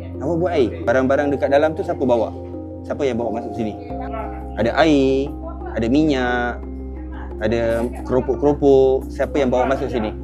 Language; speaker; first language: Malay; native; Malay